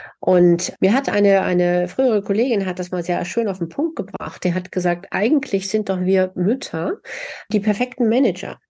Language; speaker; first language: German; native; German